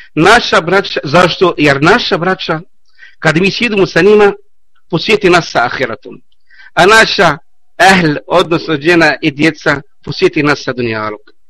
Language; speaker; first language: Bosnian; non-native, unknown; Arabic